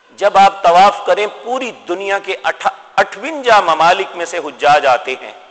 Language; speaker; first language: Urdu; non-native, local second language; Punjabi